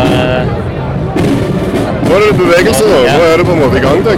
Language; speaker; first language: Norwegian; native; Norwegian